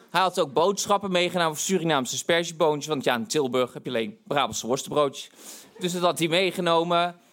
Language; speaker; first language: Dutch; native; Dutch